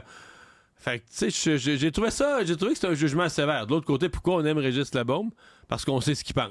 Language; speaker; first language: French; native; French